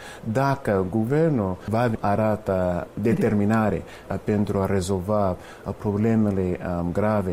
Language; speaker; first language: Romanian; non-native, fluent; English